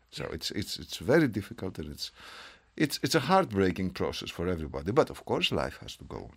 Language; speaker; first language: English; non-native, fluent; Greek